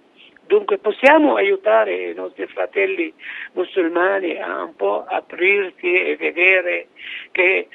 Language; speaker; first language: Italian; non-native, fluent; Arabic